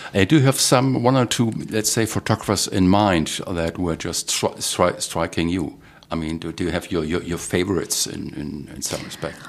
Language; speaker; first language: English; non-native, fluent; German